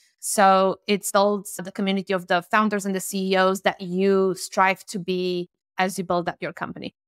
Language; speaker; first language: English; non-native, fluent; Romanian